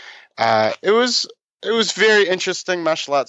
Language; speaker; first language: English; native; English